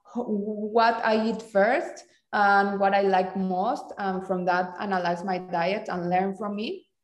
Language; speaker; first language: English; non-native, fluent; Spanish